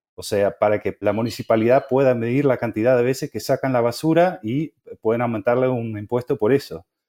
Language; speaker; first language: Spanish; non-native, fluent; Dutch